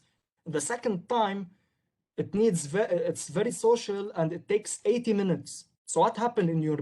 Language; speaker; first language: English; non-native, local second language; Arabic